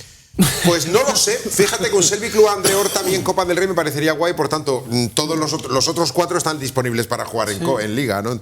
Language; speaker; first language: Spanish; native; Spanish